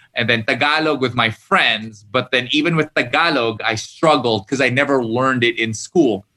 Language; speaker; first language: English; native; English